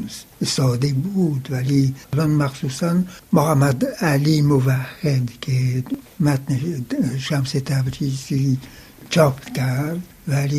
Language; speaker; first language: Persian; non-native, fluent; French